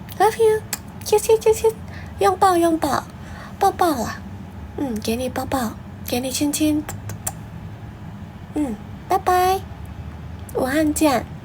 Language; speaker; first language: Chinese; non-native, learner; Thai